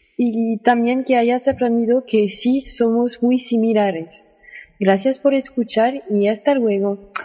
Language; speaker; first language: Spanish; non-native, learner; French